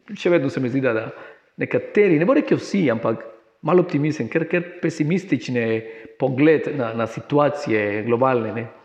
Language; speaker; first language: Slovenian; non-native, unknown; Spanish